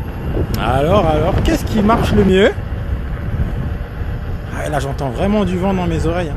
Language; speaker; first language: French; native; French